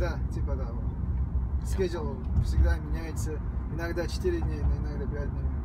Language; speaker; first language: Russian; non-native, fluent; Uzbek